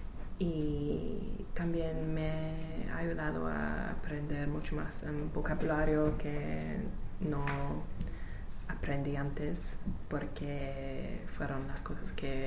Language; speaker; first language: Spanish; non-native, learner; English